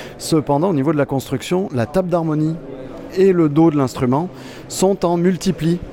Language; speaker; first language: French; native; French